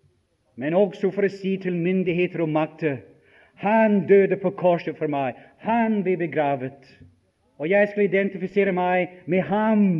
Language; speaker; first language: Norwegian; non-native, fluent; English